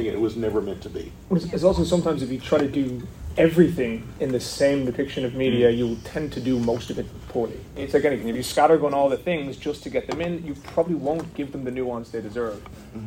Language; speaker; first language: English; native; English